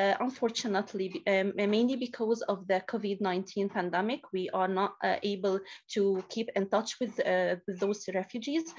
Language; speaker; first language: English; non-native, learner; Arabic